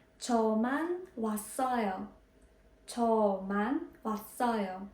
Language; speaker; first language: Korean; non-native, fluent; Ukrainian